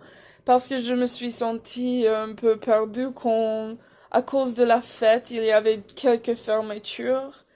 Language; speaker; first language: French; non-native, fluent; English